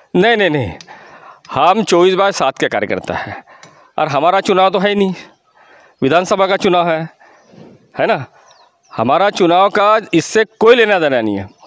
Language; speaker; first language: Hindi; non-native, local second language; Marathi